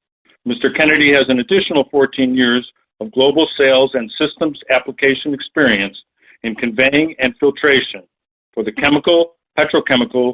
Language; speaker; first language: English; native; English